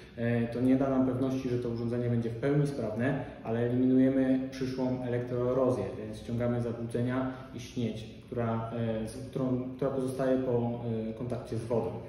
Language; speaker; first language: Polish; native; Polish